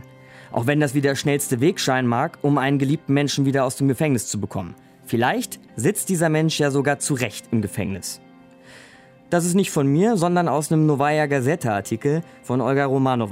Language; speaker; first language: German; native; German